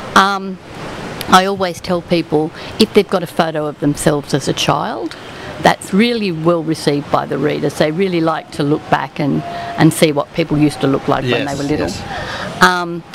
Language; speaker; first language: English; native; English